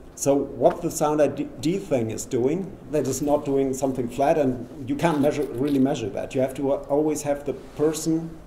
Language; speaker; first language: English; non-native, fluent; German